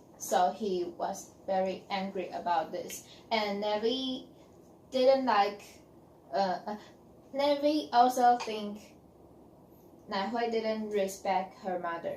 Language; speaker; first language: English; non-native, learner; Chinese